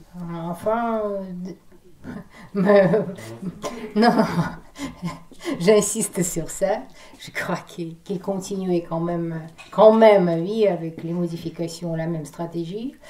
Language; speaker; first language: French; non-native, fluent; Russian